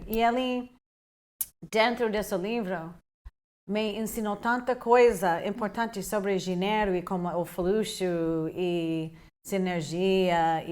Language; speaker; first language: Portuguese; non-native, fluent; English